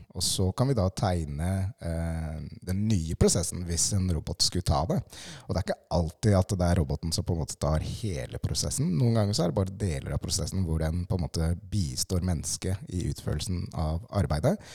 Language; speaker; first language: Norwegian; early bilingual, other home language; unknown